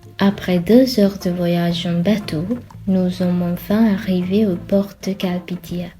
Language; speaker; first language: French; non-native, fluent; Sinhala